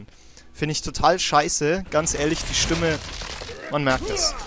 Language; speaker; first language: German; native; German